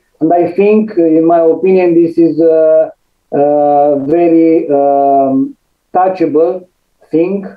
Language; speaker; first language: English; non-native, fluent; Romanian